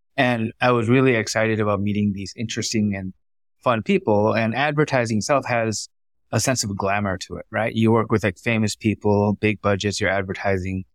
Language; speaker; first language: English; early bilingual, other home language; Vietnamese